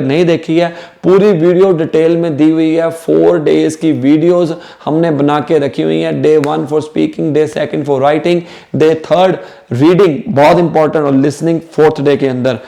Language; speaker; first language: Hindi; non-native, local second language; Punjabi